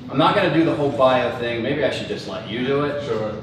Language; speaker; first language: English; native; English